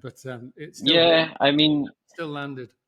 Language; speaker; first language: English; native; English